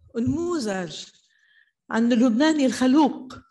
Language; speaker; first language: Arabic; native; Arabic